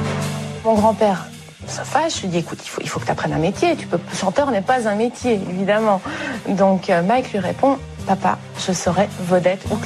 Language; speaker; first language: French; native; French